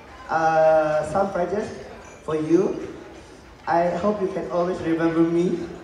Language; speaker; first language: English; non-native, learner; Min Nan Chinese